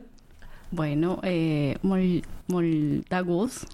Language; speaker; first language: Catalan; non-native, learner; Spanish